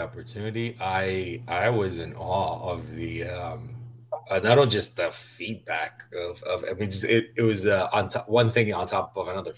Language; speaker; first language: English; non-native, fluent; Portuguese